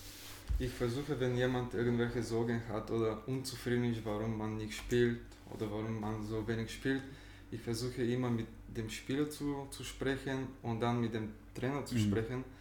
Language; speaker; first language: German; non-native, fluent; Bulgarian